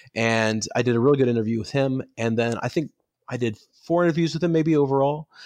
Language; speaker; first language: English; native; English